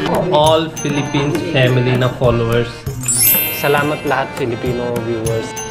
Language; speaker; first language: Filipino; non-native, learner; Punjabi